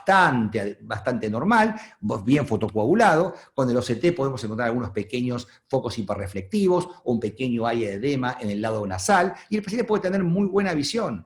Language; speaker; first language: Spanish; native; Spanish